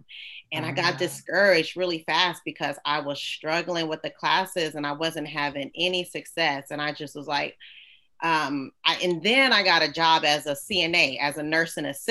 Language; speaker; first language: English; native; English